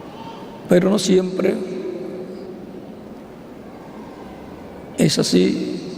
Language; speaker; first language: Spanish; native; Spanish